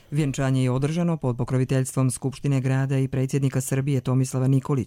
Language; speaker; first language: Croatian; native; Croatian